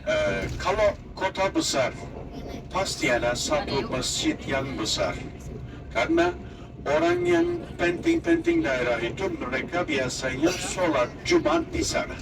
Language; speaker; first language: Indonesian; non-native, fluent; Turkish